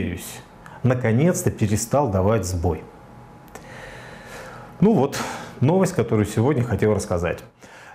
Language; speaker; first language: Russian; native; Russian